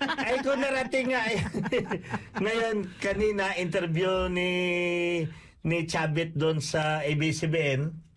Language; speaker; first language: Filipino; non-native, local second language; Cebuano